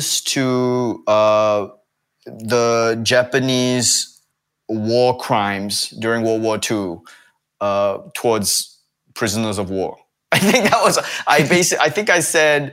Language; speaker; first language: English; native; English